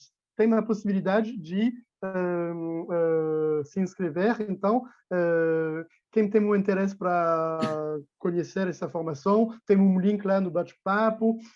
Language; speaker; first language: Portuguese; non-native, fluent; French